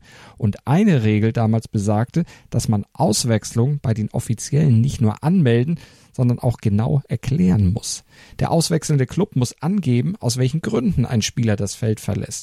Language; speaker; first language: German; native; German